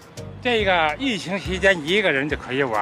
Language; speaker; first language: Chinese; native; Chinese